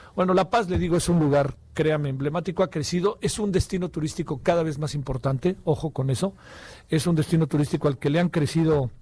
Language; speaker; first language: Spanish; native; Spanish